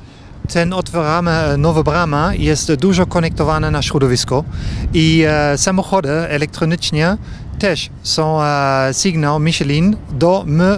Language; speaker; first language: Polish; non-native, learner; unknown